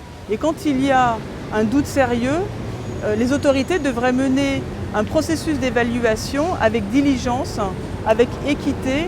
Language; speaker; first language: French; native; French